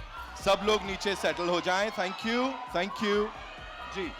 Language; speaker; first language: Hindi; native; Hindi